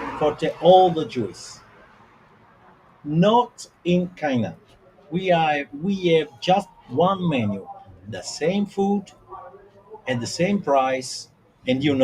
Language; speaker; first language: English; non-native, learner; Italian